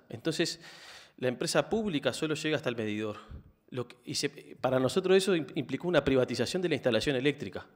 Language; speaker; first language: Spanish; native; Spanish